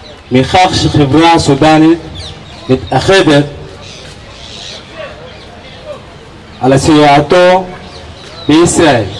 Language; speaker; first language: Hebrew; non-native, fluent; Arabic